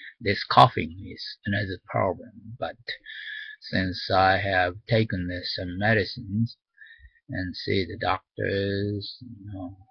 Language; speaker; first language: English; non-native, learner; Japanese